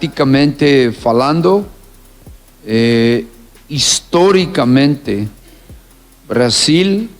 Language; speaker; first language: Portuguese; non-native, learner; Spanish